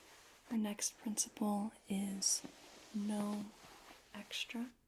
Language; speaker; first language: English; native; English